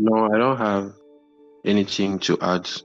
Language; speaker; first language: English; non-native, learner; French